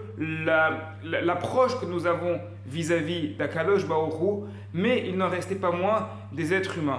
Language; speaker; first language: French; native; French